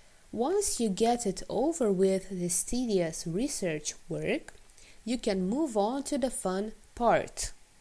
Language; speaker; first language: English; non-native, fluent; Romanian